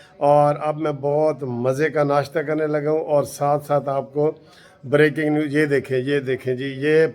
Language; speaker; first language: Urdu; native; Urdu